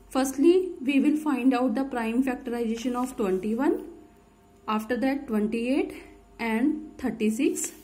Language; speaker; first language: English; non-native, local second language; Hindi